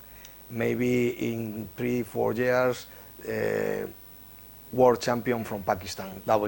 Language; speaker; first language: English; non-native, learner; Spanish